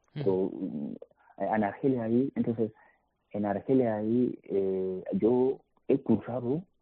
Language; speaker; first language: Spanish; non-native, learner; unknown